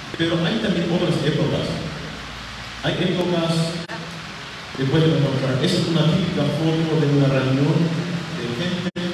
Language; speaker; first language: Spanish; non-native, local second language; German